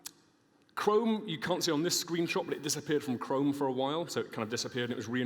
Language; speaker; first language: English; native; English